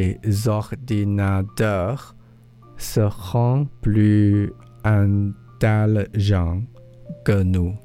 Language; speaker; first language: French; non-native, learner; English